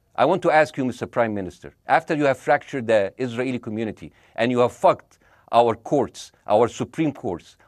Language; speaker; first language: English; non-native, fluent; Arabic